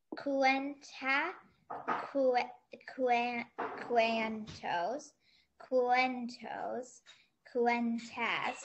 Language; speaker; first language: Spanish; non-native, learner; English